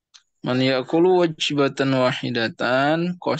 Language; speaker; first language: Arabic; non-native, learner; Indonesian